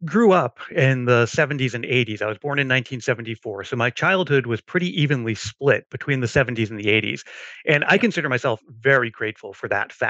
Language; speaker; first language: English; native; English